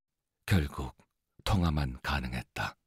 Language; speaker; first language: Korean; native; Korean